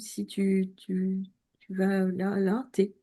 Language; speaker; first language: French; native; French